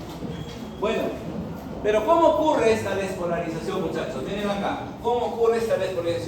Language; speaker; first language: Spanish; native; Spanish